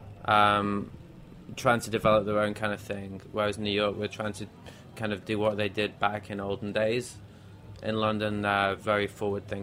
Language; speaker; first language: English; native; English